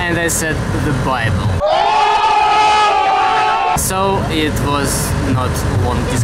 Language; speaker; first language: English; non-native, learner; Russian